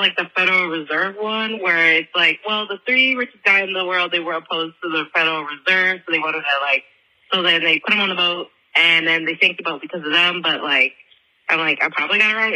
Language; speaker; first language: English; native; English